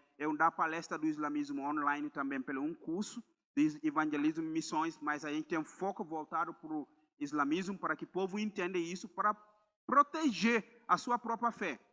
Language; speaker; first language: Portuguese; non-native, fluent; Mandingo